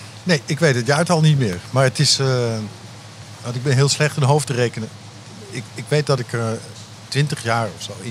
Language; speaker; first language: Dutch; native; Dutch